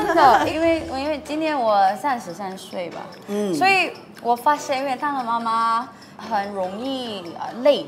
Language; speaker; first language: Chinese; non-native, fluent; Malay